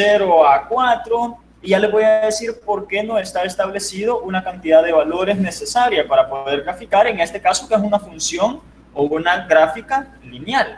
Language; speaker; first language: Spanish; native; Spanish